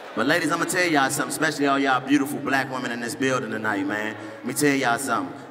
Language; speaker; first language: English; native; English